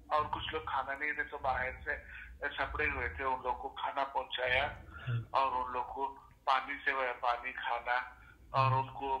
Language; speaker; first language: Hindi; non-native, local second language; Urdu